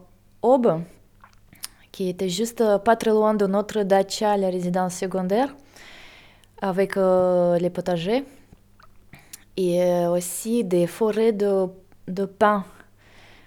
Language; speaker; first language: French; non-native, fluent; Russian